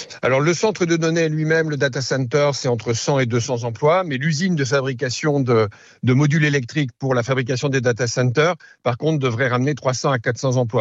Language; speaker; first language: French; native; French